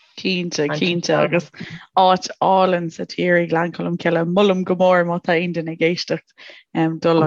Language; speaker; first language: Irish; native; Irish